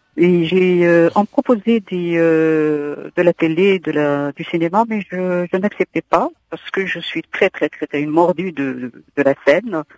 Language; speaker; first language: French; non-native, local second language; Arabic